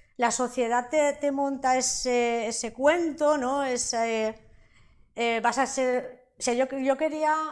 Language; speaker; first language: Spanish; non-native, local second language; Catalan